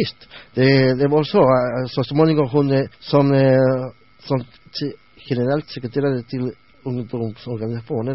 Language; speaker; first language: Swedish; non-native, learner; Spanish